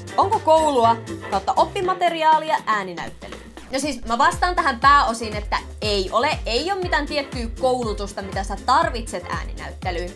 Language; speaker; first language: Finnish; native; Finnish